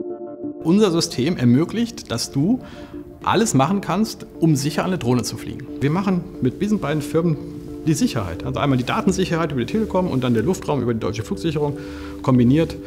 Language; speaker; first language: German; native; German